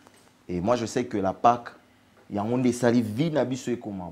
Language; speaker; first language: French; non-native, local second language; Lingala